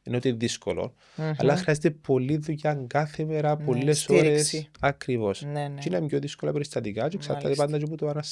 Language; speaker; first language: Greek; native; Greek